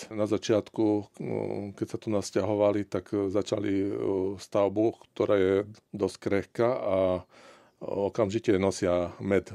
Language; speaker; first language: Slovak; native; Slovak